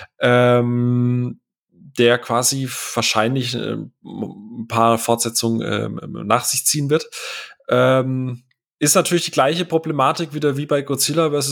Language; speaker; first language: German; native; German